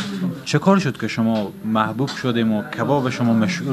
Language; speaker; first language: Persian; native; Persian